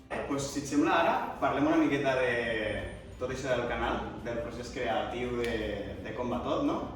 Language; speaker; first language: Catalan; native; Catalan